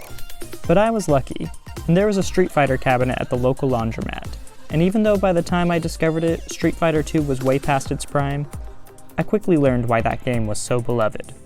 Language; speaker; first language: English; native; English